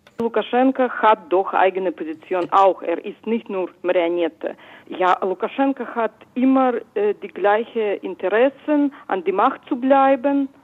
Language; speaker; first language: German; non-native, fluent; Russian